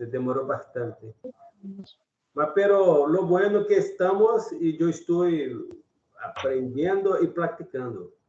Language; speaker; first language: Spanish; non-native, learner; Portuguese